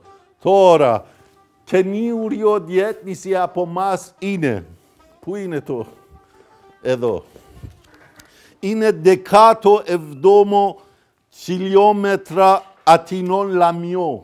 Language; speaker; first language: Greek; non-native, fluent; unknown